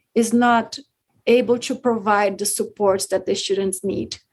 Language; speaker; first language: English; non-native, fluent; Portuguese